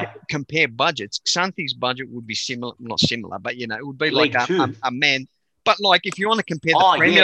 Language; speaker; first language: English; native; English